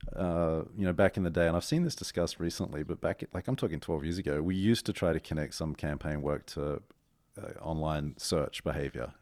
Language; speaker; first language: English; native; English